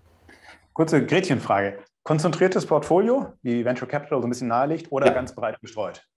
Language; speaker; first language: German; native; German